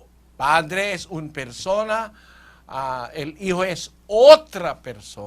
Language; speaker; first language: Spanish; non-native, fluent; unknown